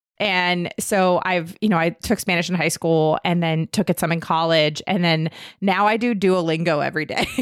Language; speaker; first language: English; native; English